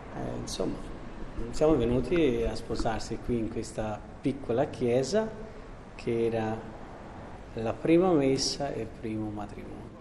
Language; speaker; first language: Italian; non-native, fluent; Albanian